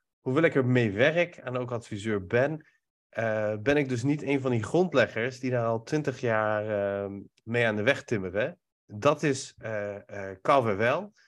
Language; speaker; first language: Dutch; early bilingual, other home language; Persian